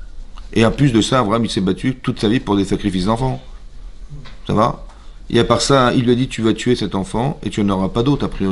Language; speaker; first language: French; native; French